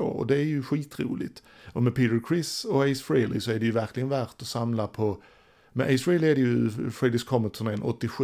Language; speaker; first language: Swedish; native; Swedish